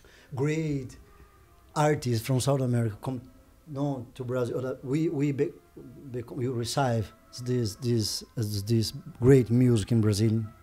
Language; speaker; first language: English; non-native, learner; Portuguese